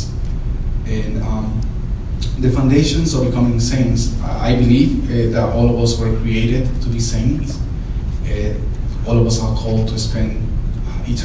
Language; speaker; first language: English; non-native, fluent; Spanish